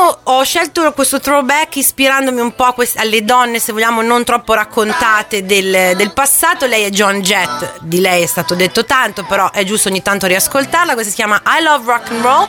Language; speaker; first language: Italian; native; Italian